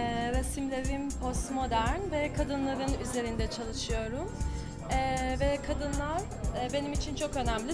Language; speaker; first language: Turkish; non-native, fluent; Persian